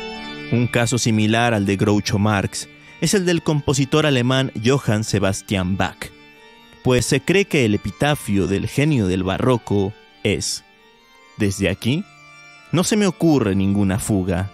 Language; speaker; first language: Spanish; native; Spanish